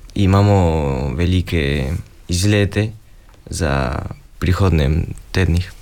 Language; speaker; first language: Slovenian; early bilingual, heritage; Spanish